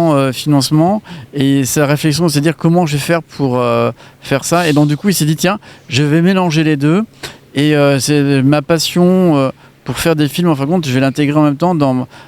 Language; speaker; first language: French; native; French